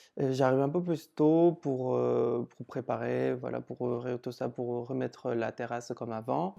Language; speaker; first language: French; non-native, fluent; Korean